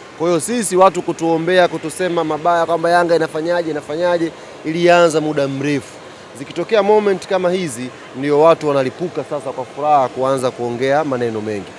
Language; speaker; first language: Swahili; native; Swahili